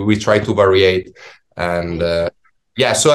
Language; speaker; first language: English; non-native, fluent; Italian